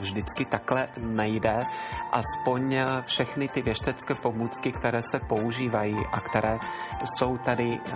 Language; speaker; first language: Czech; native; Czech